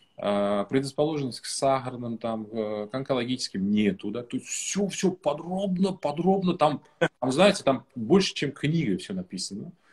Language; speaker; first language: Russian; non-native, local second language; Uzbek